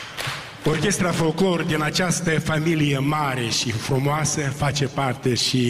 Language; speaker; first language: Romanian; native; Romanian